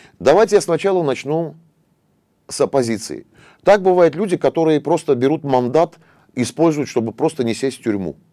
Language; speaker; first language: Russian; non-native, local second language; Armenian